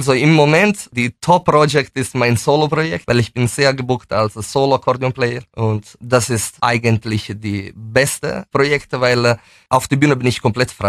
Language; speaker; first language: German; non-native, fluent; Italian